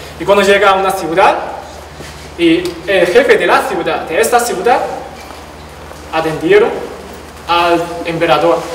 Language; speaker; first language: Spanish; non-native, learner; Chinese